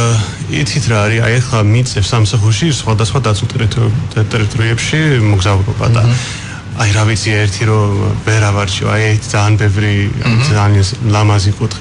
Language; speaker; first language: Georgian; non-native, fluent; English